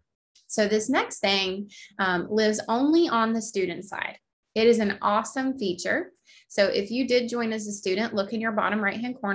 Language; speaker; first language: English; native; English